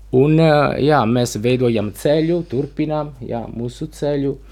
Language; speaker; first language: Latvian; non-native, learner; Italian